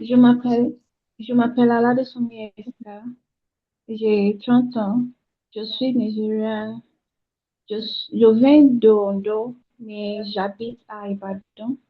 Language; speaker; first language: French; non-native, learner; Yoruba